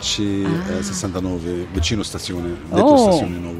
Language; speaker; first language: Italian; non-native, fluent; Arabic